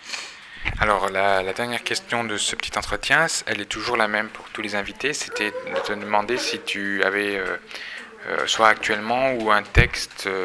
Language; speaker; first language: French; native; French